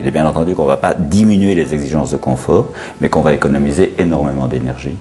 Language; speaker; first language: French; native; French